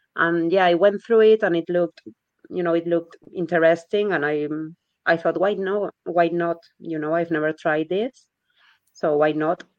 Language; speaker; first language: English; non-native, fluent; Spanish